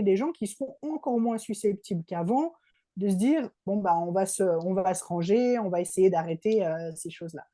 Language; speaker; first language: French; native; French